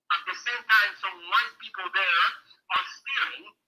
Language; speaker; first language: English; non-native, fluent; Polish